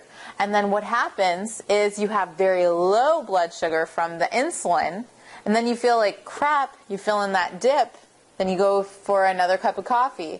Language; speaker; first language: English; native; English